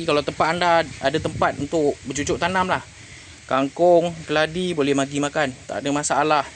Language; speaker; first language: Malay; native; Malay